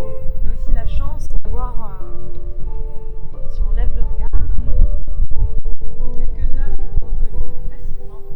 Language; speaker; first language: French; native; French